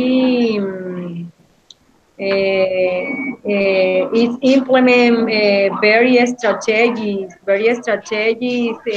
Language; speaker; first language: English; non-native, learner; Spanish